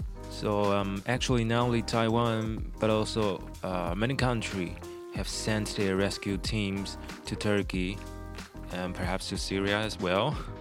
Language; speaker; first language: English; non-native, fluent; Chinese